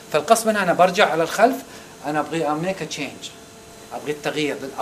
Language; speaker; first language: Arabic; native; Arabic